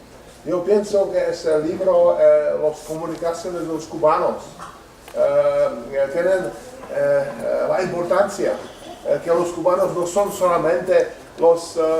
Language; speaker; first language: Spanish; non-native, learner; Czech